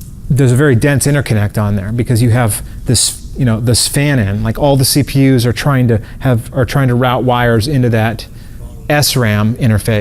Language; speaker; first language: English; native; English